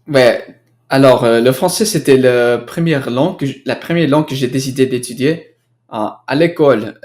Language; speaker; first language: French; non-native, learner; Spanish